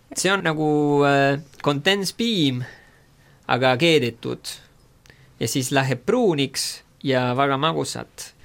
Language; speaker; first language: Estonian; non-native, fluent; Spanish